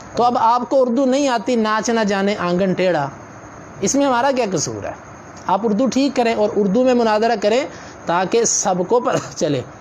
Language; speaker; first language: Urdu; non-native, local second language; Punjabi